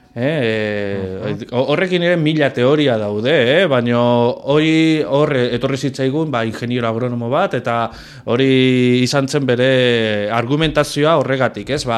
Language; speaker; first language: Basque; non-native, local second language; Spanish